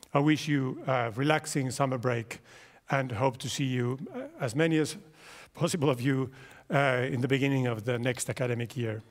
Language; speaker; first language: English; non-native, fluent; Finnish